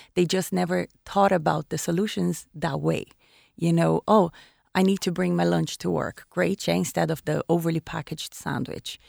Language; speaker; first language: English; non-native, fluent; Portuguese